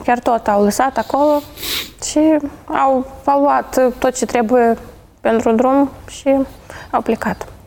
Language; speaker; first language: Romanian; non-native, fluent; Ukrainian